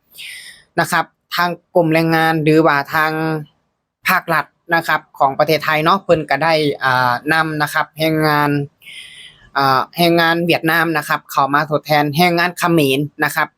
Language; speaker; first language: Thai; non-native, local second language; Lao